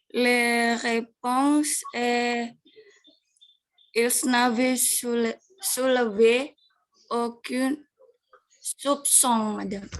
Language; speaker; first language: French; non-native, learner; Indonesian